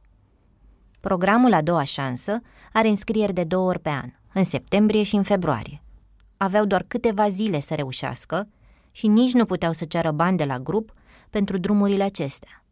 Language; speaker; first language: Romanian; native; Romanian